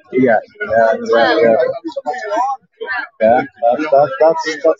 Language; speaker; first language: English; non-native, learner; Polish